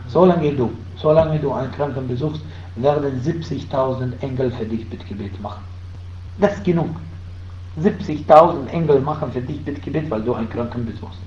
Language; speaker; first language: German; non-native, fluent; Arabic